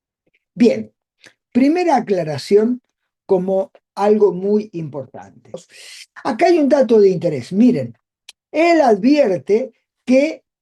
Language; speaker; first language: Spanish; native; Spanish